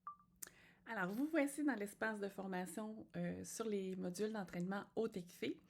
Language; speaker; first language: French; native; French